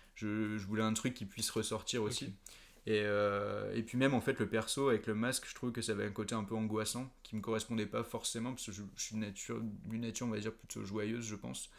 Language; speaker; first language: French; native; French